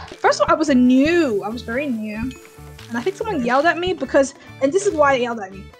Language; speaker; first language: English; native; English